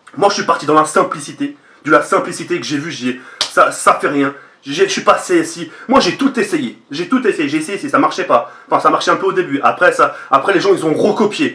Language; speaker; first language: French; native; French